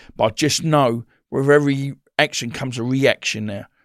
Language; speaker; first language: English; native; English